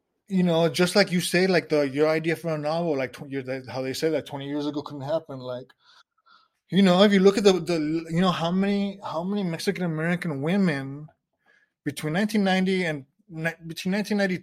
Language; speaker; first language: English; native; English